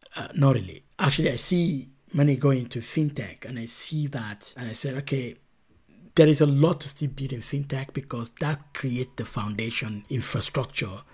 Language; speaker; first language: English; non-native, local second language; Yoruba